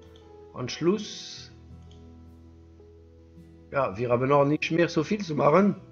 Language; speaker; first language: German; non-native, learner; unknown